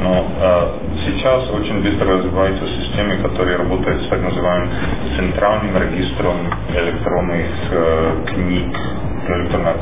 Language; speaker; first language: Russian; non-native, fluent; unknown